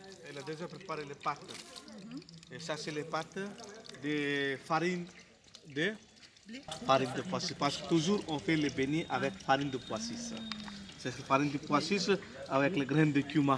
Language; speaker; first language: French; non-native, learner; Hindi